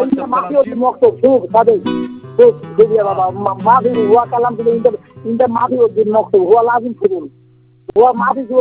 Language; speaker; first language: Arabic; non-native, learner; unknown